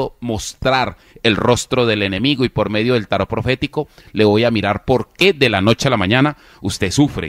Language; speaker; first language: Spanish; native; Spanish